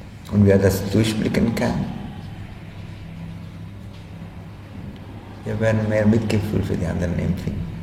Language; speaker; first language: German; non-native, fluent; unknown